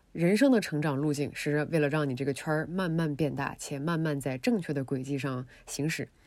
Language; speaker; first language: Chinese; native; Chinese